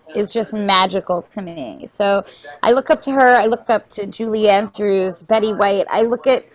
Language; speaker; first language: English; native; English